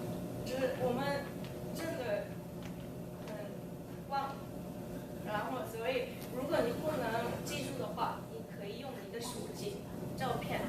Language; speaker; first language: Chinese; non-native, learner; English